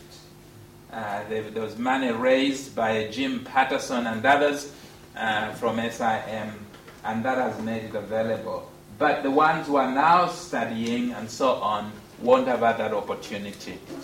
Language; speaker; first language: English; non-native, local second language; Bemba